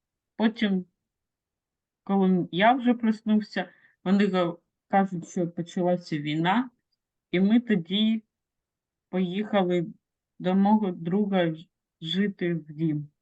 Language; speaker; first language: Ukrainian; non-native, local second language; Russian